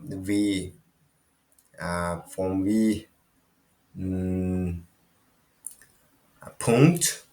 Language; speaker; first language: German; non-native, learner; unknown